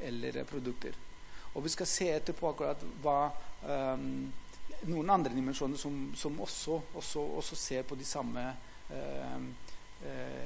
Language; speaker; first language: Norwegian; non-native, fluent; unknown